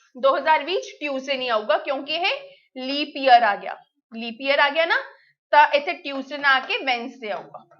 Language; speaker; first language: Hindi; non-native, local second language; Punjabi